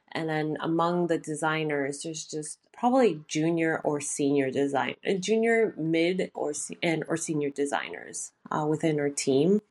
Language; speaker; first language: English; native; English